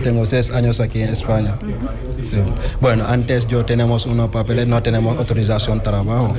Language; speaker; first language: Spanish; non-native, learner; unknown